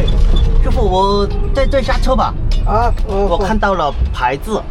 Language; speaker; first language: Chinese; non-native, fluent; Korean